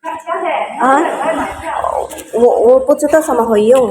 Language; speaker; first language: Chinese; non-native, learner; Filipino